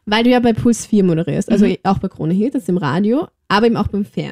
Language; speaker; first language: German; native; German